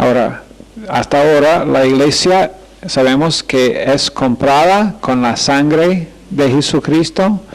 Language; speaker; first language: Spanish; non-native, fluent; English